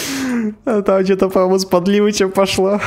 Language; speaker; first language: Russian; native; Russian